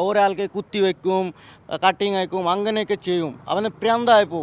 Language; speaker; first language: Malayalam; non-native, learner; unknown